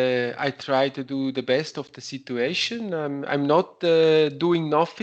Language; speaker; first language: English; non-native, learner; Italian